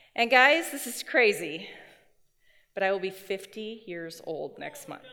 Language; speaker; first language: English; native; English